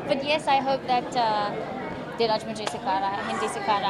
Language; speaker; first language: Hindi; non-native, learner; English